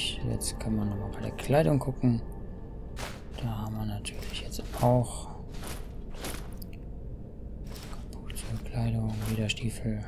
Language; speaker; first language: German; native; German